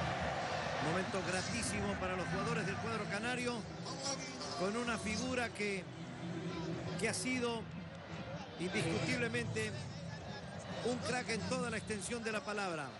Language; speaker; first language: Spanish; native; Spanish